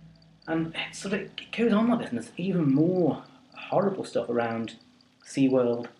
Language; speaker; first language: English; native; English